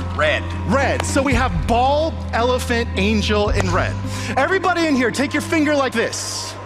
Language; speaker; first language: English; native; English